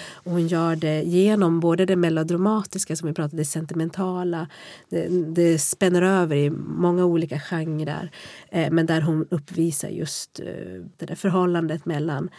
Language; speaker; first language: Swedish; native; Swedish